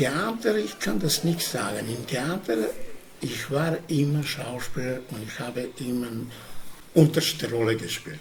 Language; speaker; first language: German; non-native, learner; Romany